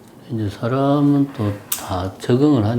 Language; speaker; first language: Korean; native; Korean